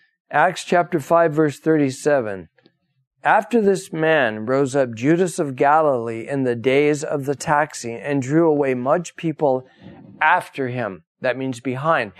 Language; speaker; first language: English; native; English